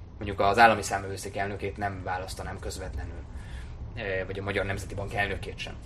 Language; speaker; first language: Hungarian; non-native, local second language; German